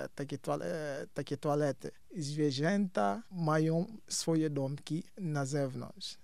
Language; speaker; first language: Polish; non-native, fluent; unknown